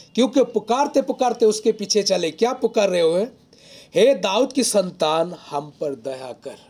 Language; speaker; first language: Hindi; non-native, local second language; Odia